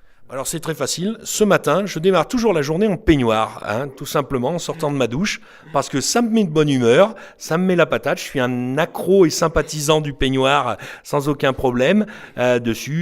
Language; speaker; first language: French; native; French